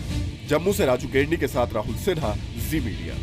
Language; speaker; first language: Hindi; native; Hindi